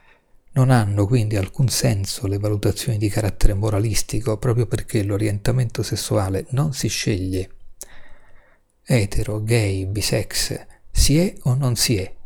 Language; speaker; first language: Italian; native; Italian